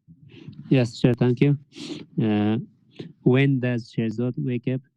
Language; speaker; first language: English; non-native, learner; Persian